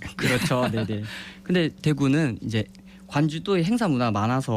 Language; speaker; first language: Korean; native; Korean